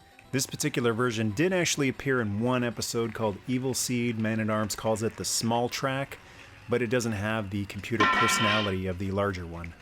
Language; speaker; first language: English; native; English